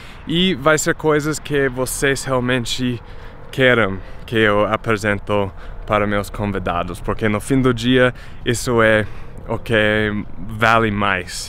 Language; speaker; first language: Portuguese; non-native, fluent; English